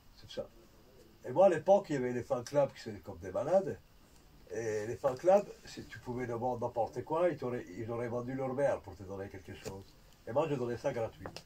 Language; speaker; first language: French; non-native, fluent; Italian